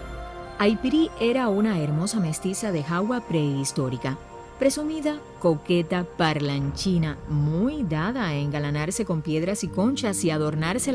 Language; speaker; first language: Spanish; native; Spanish